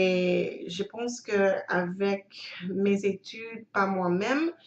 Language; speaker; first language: French; non-native, learner; English